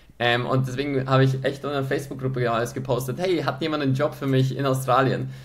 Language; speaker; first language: German; early bilingual, other home language; Polish